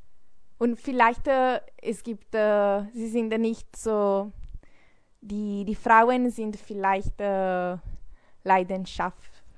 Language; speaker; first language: German; non-native, learner; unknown